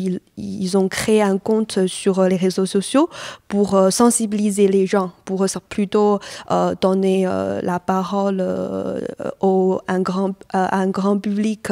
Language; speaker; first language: French; non-native, fluent; Chinese